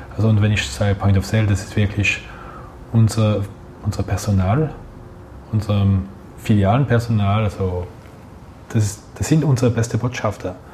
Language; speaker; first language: German; non-native, local second language; French